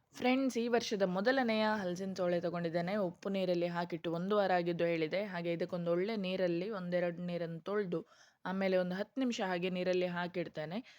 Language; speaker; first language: Kannada; non-native, local second language; Tulu